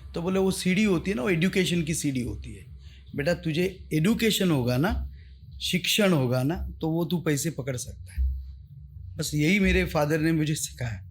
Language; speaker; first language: Hindi; non-native, local second language; Marathi